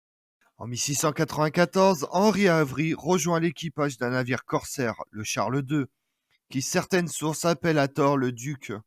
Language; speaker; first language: French; native; French